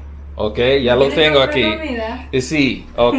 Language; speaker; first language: Spanish; non-native, learner; English